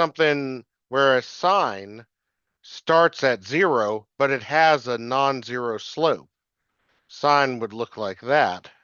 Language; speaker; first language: English; native; English